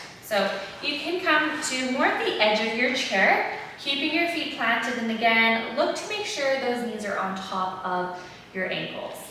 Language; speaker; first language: English; native; English